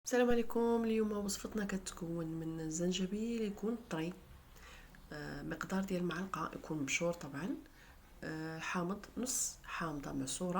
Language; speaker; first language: Arabic; native; Arabic